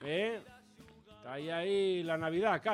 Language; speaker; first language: Spanish; native; Spanish